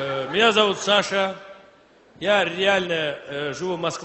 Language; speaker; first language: Russian; non-native, local second language; Azerbaijani